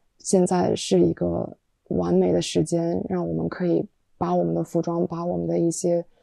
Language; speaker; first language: Chinese; native; Chinese